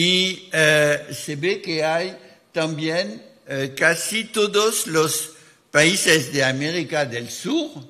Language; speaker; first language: Spanish; non-native, fluent; French